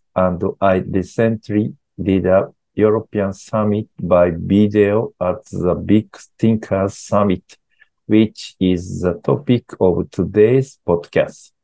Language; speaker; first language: English; non-native, learner; Japanese